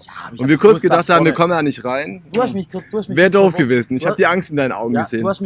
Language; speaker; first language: German; native; German